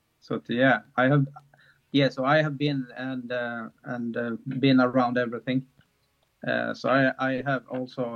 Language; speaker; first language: English; non-native, fluent; Swedish